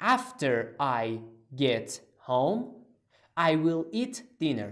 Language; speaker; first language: English; non-native, fluent; Persian